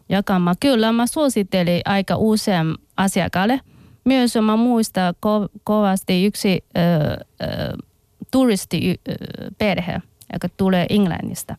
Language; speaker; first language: Finnish; non-native, learner; Chinese